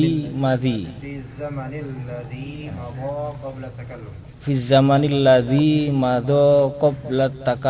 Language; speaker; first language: Arabic; non-native, learner; Indonesian